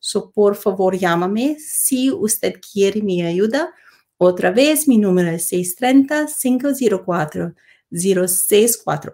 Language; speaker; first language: Spanish; non-native, learner; English